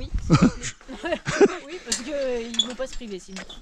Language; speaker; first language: French; native; French